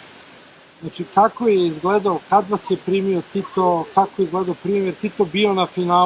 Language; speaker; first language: Serbian; native; Serbian